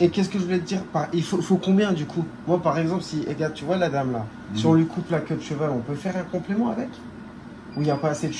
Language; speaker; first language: French; native; French